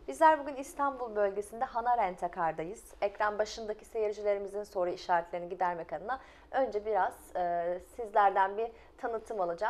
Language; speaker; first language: Turkish; native; Turkish